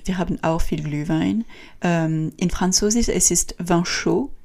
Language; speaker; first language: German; non-native, learner; French